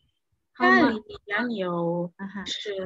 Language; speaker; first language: Chinese; non-native, learner; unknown